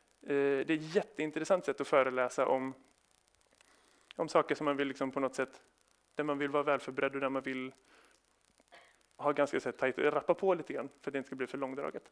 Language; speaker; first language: Swedish; native; Swedish